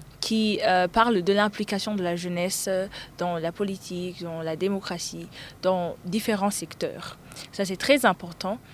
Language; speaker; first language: French; non-native, local second language; Rundi